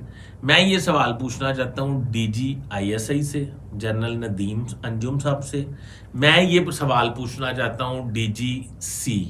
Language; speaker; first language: Urdu; native; Urdu